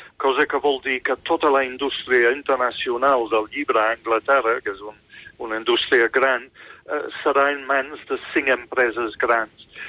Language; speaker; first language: Catalan; non-native, fluent; English